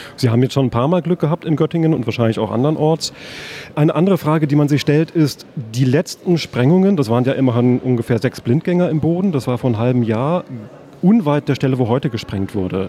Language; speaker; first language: German; native; German